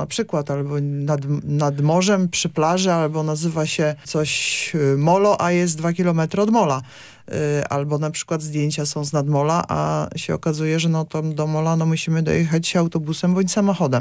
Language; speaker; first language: Polish; native; Polish